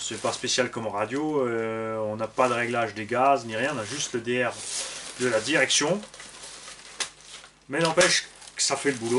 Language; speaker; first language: French; native; French